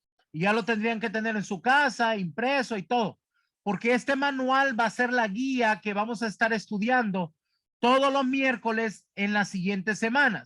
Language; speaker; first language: Spanish; native; Spanish